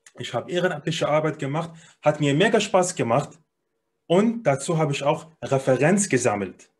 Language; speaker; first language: German; non-native, fluent; Arabic